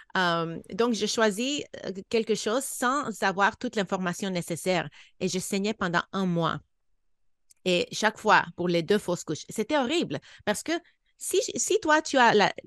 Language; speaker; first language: French; non-native, fluent; English